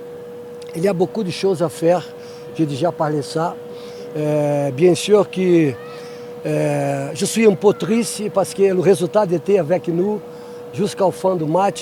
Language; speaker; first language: French; non-native, learner; Portuguese